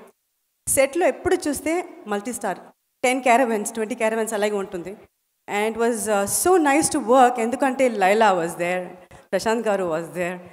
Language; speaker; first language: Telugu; non-native, fluent; Tamil